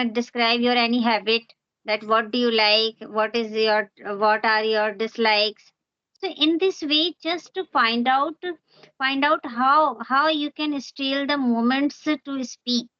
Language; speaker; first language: English; non-native, local second language; Hindi